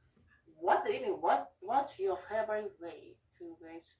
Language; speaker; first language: English; non-native, learner; Japanese